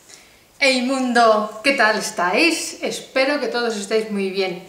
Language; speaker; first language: Spanish; native; Spanish